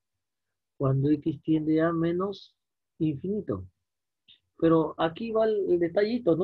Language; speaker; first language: Spanish; native; Spanish